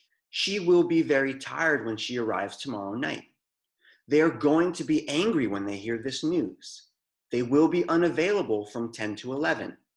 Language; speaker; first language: English; native; English